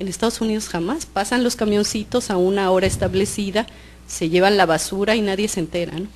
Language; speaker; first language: Spanish; native; Spanish